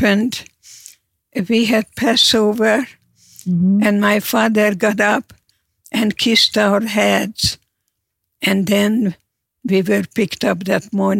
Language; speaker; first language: English; non-native, fluent; Hungarian